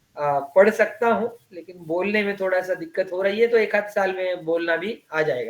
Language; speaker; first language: Hindi; native; Hindi